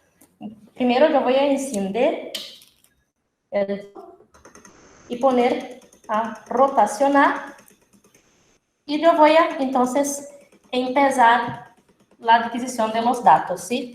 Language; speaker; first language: Spanish; non-native, fluent; Portuguese